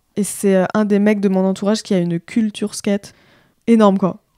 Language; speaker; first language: French; native; French